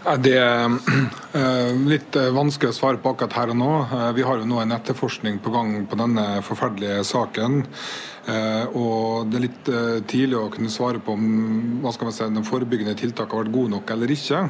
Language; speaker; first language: Norwegian; native; Norwegian